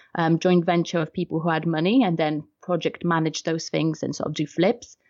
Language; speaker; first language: English; non-native, fluent; Polish